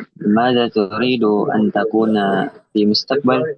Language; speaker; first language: Arabic; non-native, learner; Indonesian